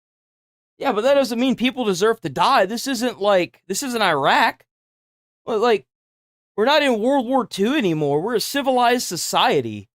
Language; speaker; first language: English; native; English